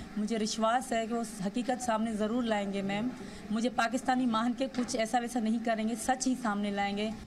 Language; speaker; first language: Urdu; non-native, local second language; Sindhi